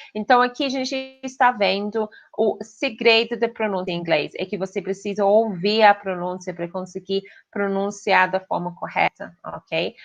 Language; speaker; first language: Portuguese; non-native, fluent; English